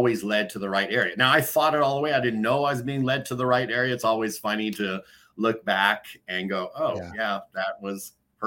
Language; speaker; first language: English; native; English